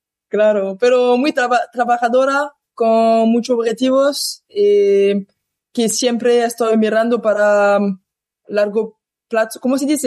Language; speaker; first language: Spanish; non-native, learner; French